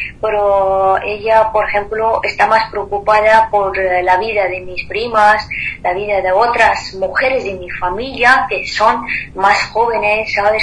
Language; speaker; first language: Spanish; non-native, fluent; Persian